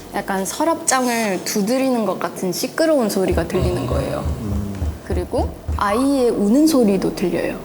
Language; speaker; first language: Korean; non-native, fluent; Chinese